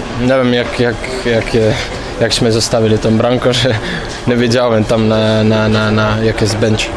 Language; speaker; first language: Polish; non-native, learner; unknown